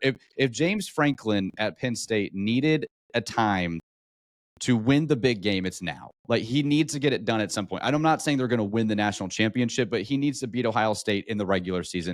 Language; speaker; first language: English; native; English